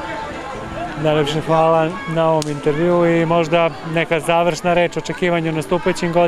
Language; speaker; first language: Serbian; native; Serbian